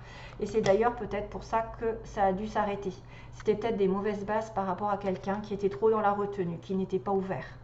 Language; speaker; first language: French; native; French